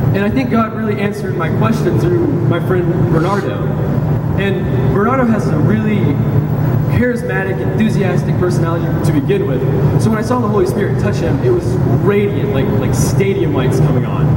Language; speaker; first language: English; native; English